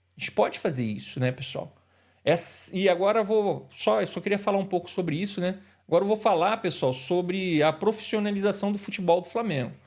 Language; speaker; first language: Portuguese; native; Portuguese